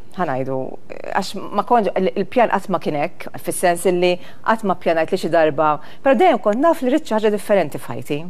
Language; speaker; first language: Maltese; native; Maltese